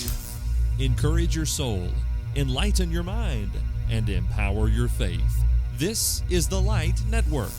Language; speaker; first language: English; native; English